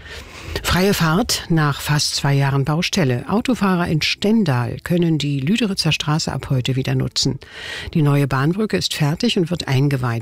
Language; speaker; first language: German; native; German